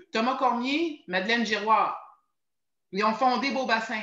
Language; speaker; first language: French; native; French